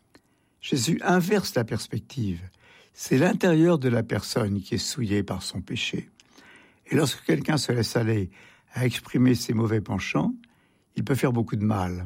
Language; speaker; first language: French; native; French